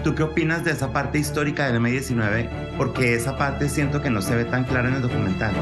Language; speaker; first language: Spanish; native; Spanish